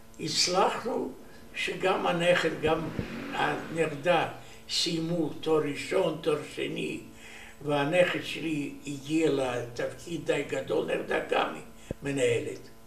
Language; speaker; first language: Hebrew; non-native, learner; Romanian